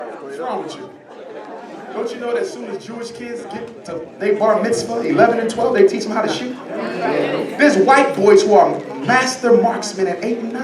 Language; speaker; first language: English; native; English